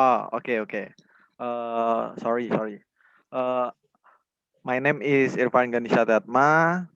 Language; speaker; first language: English; non-native, learner; Indonesian